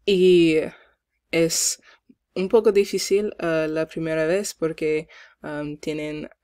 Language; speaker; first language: Spanish; non-native, learner; English